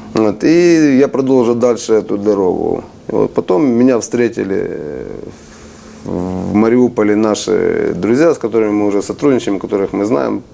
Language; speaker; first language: Russian; non-native, local second language; Ukrainian